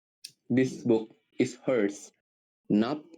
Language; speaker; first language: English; non-native, learner; Indonesian